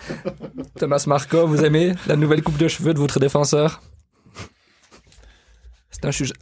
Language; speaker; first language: French; native; French